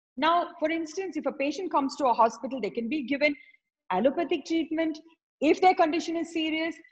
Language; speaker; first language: English; non-native, local second language; Tamil